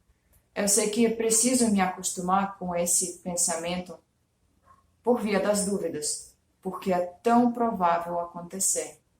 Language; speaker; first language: Portuguese; non-native, fluent; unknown